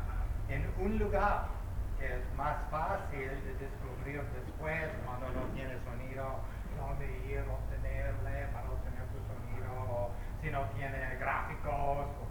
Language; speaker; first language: Spanish; non-native, fluent; English